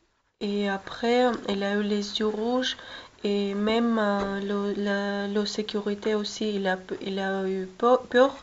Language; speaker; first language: French; non-native, learner; Russian